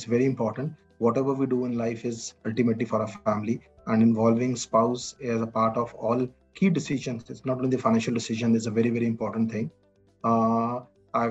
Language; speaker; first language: English; non-native, local second language; Punjabi